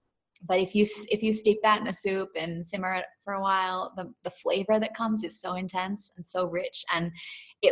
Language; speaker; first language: English; native; English